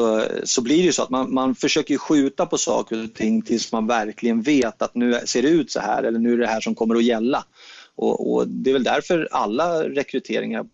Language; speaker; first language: Swedish; native; Swedish